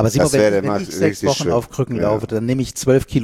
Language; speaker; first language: German; native; German